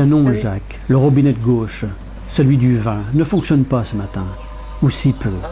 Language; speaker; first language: French; native; French